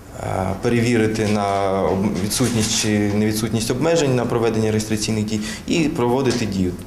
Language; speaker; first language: Ukrainian; native; Ukrainian